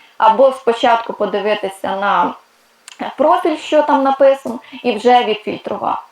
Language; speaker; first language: Ukrainian; non-native, local second language; Russian